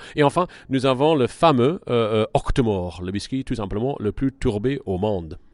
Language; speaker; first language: French; non-native, fluent; English